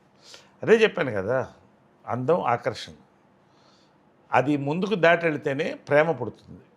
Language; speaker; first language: Telugu; native; Telugu